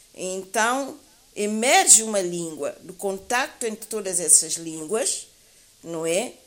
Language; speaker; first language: Portuguese; native; Portuguese